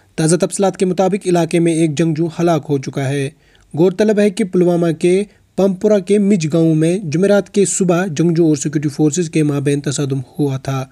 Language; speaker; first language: Urdu; non-native, local second language; Kashmiri